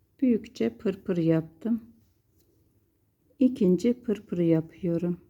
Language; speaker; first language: Turkish; native; Turkish